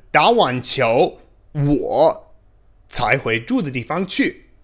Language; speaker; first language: Chinese; non-native, fluent; English